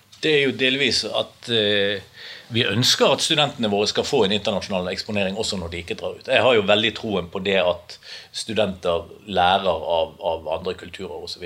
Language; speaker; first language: Norwegian; native; Norwegian